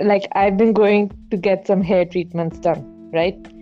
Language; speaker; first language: English; non-native, local second language; Urdu